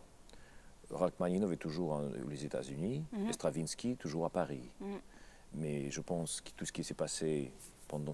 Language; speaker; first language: French; non-native, fluent; Russian